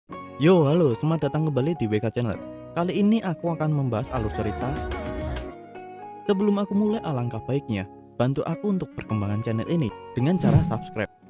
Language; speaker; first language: Indonesian; native; Indonesian